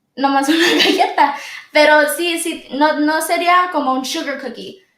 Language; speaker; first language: Spanish; early bilingual, other home language; English